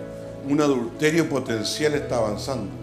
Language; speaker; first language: Spanish; native; Spanish